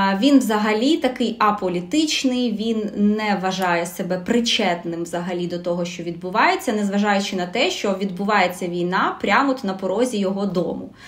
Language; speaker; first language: Ukrainian; non-native, local second language; Russian